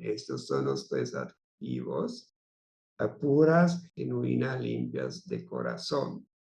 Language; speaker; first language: Spanish; non-native, fluent; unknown